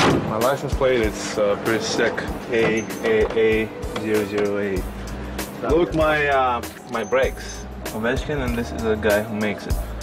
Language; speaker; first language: English; non-native, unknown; Russian